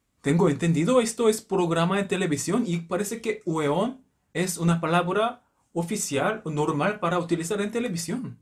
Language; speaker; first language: Spanish; non-native, learner; Korean